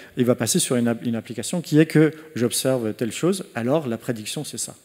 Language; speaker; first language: French; non-native, fluent; Danish